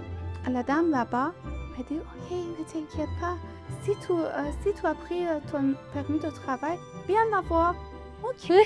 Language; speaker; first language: French; non-native, learner; Persian